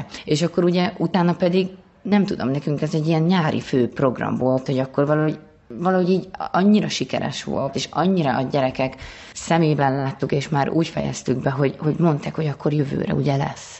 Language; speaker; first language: Hungarian; native; Hungarian